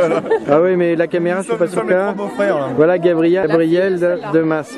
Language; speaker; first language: French; native; French